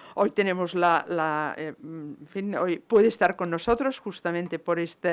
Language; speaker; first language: Spanish; non-native, local second language; Catalan